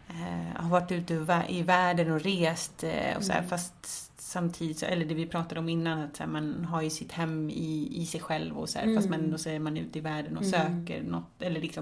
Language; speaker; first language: Swedish; native; Swedish